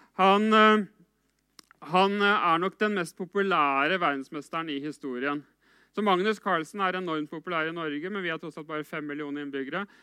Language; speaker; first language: Norwegian; native; Norwegian